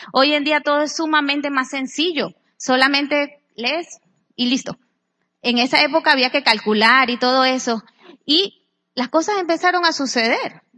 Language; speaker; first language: Spanish; native; Spanish